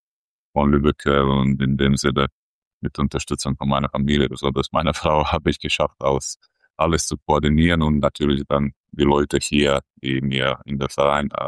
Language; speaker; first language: German; non-native, fluent; Croatian